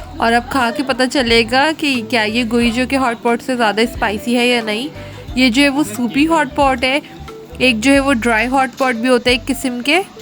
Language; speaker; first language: Urdu; native; Urdu